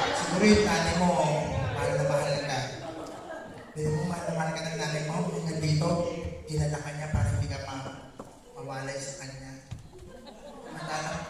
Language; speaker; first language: Filipino; native; Filipino